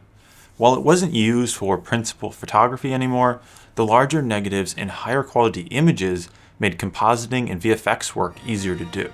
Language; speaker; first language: English; native; English